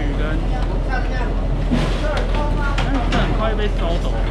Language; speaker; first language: Chinese; native; Chinese